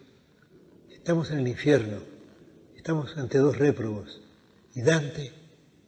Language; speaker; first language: Spanish; native; Spanish